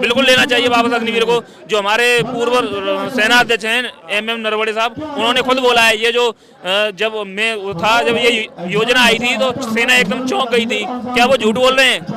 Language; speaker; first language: Hindi; native; Hindi